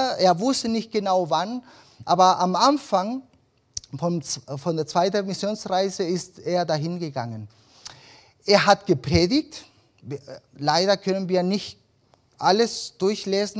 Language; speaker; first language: German; early bilingual, other home language; Spanish